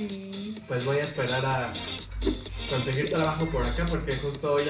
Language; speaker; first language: Spanish; native; Spanish